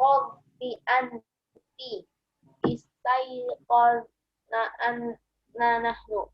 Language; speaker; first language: Arabic; non-native, learner; Indonesian